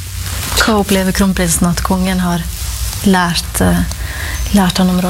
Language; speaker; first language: Norwegian; native; Norwegian